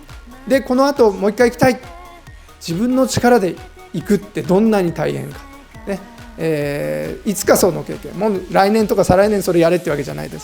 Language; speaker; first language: Japanese; native; Japanese